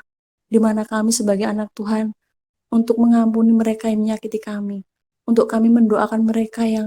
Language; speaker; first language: Indonesian; native; Indonesian